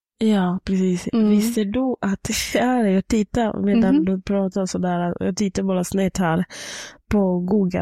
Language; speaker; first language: Swedish; non-native, fluent; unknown